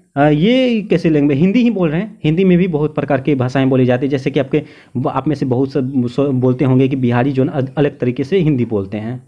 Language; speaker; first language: Hindi; native; Hindi